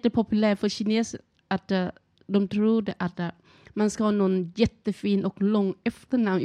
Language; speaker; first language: Swedish; non-native, learner; Thai